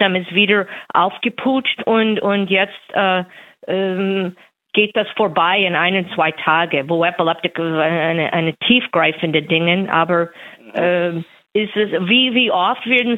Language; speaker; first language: German; non-native, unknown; English